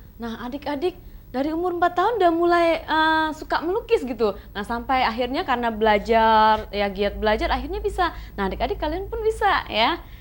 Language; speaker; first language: Indonesian; native; Indonesian